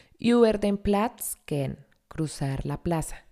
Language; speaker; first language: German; non-native, fluent; Spanish